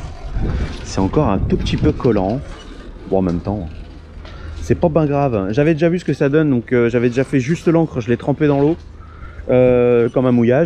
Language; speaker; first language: French; native; French